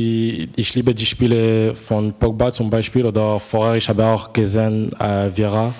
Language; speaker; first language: German; non-native, fluent; French